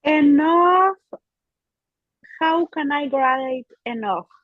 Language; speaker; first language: English; non-native, learner; Spanish